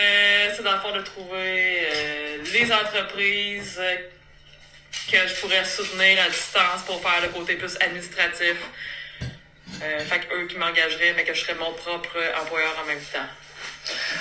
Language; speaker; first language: French; native; French